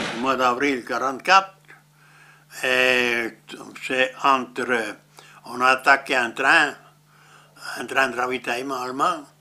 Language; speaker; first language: French; non-native, local second language; Swiss German